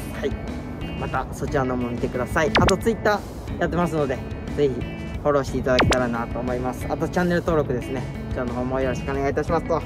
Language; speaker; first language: Japanese; native; Japanese